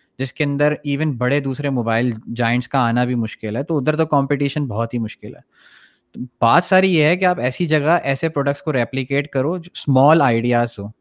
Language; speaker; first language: Urdu; native; Urdu